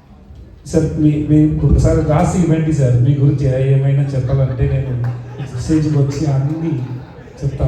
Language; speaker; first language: Telugu; non-native, learner; Tamil